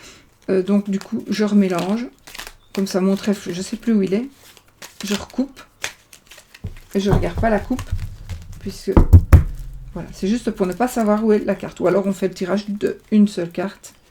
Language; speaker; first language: French; native; French